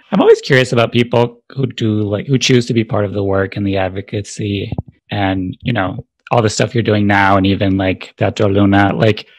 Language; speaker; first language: English; native; English